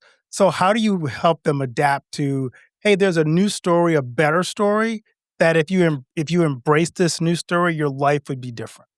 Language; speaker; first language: English; native; English